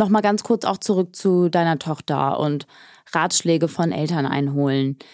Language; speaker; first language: German; native; German